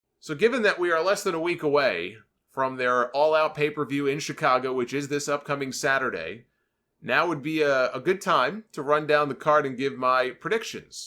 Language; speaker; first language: English; native; English